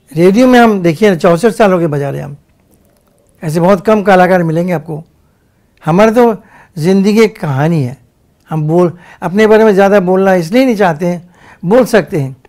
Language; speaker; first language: Hindi; non-native, local second language; Bangla